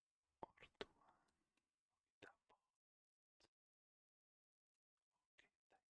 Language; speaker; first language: Basque; non-native, learner; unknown